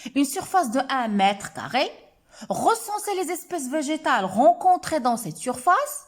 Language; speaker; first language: French; non-native, local second language; Arabic